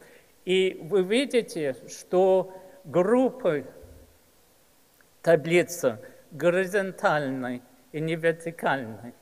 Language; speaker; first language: Russian; early bilingual, heritage; English